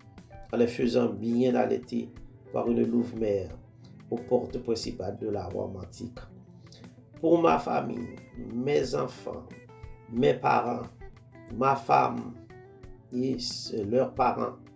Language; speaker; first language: French; non-native, local second language; Haitian Creole